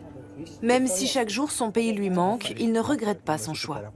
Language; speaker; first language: French; native; French